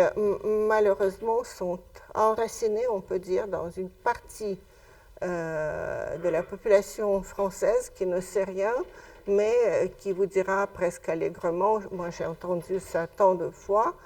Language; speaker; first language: French; non-native, fluent; Russian